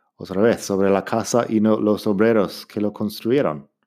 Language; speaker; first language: Spanish; non-native, fluent; English